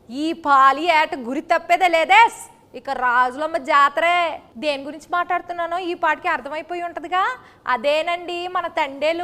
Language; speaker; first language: Telugu; native; Telugu